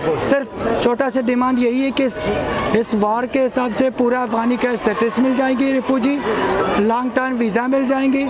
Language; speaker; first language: Hindi; non-native, fluent; Persian